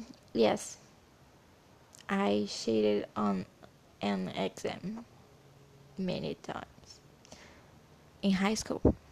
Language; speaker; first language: English; non-native, learner; Portuguese